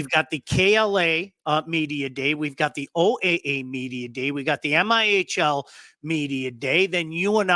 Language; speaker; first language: English; native; English